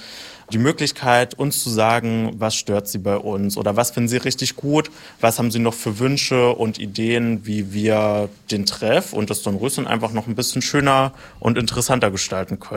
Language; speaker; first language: German; native; German